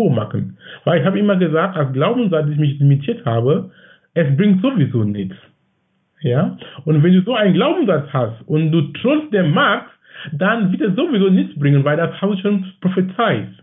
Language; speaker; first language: German; non-native, fluent; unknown